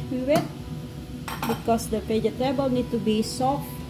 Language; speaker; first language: English; non-native, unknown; Indonesian